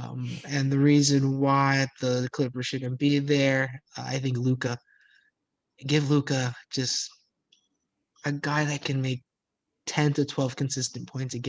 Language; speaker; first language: English; native; English